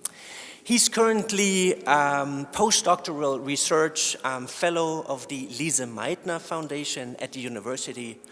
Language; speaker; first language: English; non-native, fluent; German